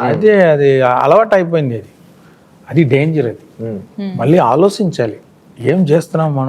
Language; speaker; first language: Telugu; non-native, local second language; Tamil